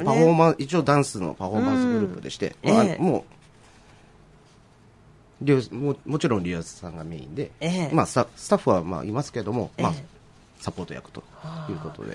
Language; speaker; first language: Japanese; native; Japanese